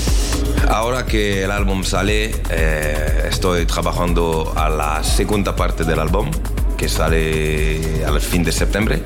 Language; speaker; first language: Spanish; non-native, learner; French